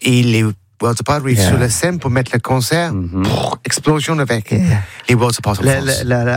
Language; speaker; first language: French; non-native, learner; English